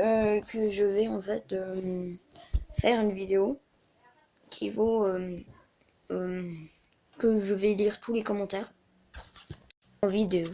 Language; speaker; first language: French; native; French